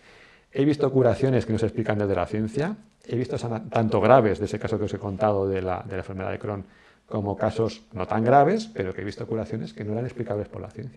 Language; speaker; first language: Spanish; native; Spanish